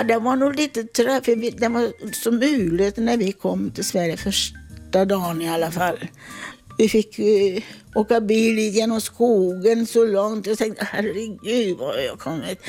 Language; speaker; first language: Swedish; non-native, fluent; Italian